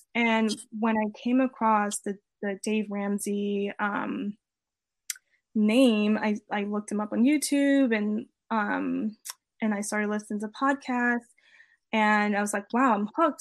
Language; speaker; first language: English; native; English